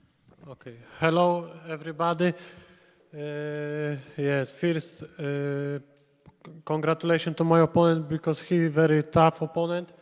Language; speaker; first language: English; non-native, learner; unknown